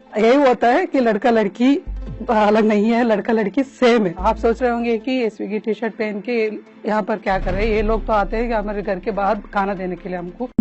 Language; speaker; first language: Hindi; non-native, local second language; Kannada